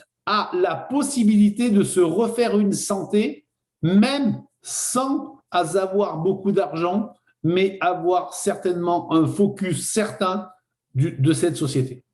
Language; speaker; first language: French; native; French